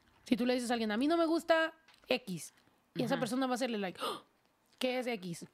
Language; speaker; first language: Spanish; early bilingual, heritage; Spanish